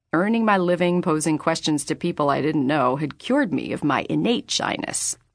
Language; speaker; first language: English; native; English